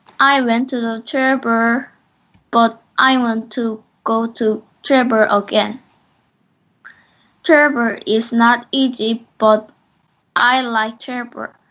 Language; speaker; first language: English; non-native, learner; Korean